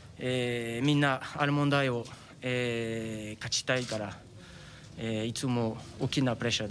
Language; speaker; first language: Japanese; non-native, fluent; French